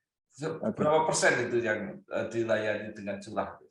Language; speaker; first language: Indonesian; native; Indonesian